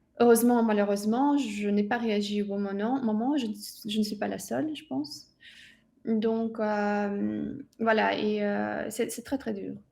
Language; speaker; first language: French; non-native, fluent; Russian